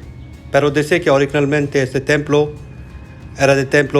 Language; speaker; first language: Spanish; non-native, learner; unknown